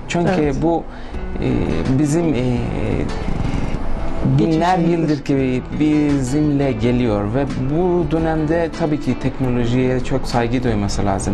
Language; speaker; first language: Turkish; non-native, local second language; Persian